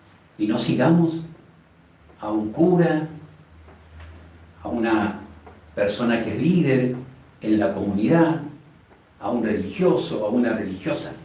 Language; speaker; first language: Spanish; native; Spanish